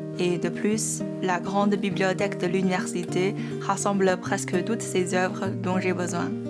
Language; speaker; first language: French; non-native, fluent; Chinese